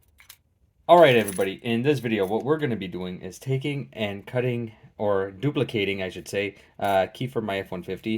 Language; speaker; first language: English; native; English